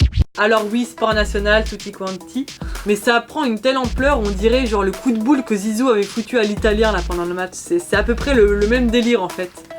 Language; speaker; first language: French; native; French